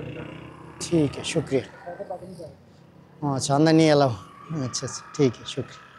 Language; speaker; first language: Hindi; non-native, learner; Bangla